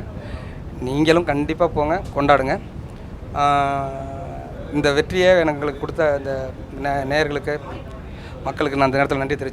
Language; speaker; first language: Tamil; native; Tamil